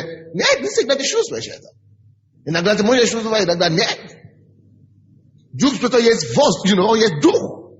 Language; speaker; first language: Russian; non-native, fluent; Yoruba